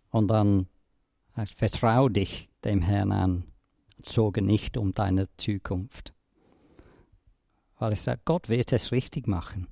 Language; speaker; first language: German; non-native, fluent; English